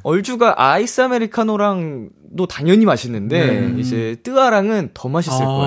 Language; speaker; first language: Korean; native; Korean